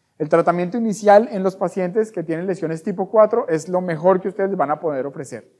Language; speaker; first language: Spanish; native; Spanish